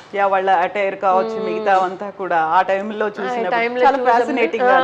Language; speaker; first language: Telugu; native; Telugu